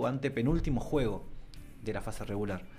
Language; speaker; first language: Spanish; native; Spanish